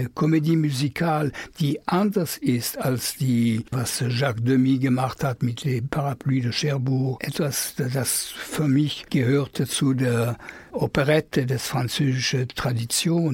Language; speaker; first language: German; non-native, fluent; French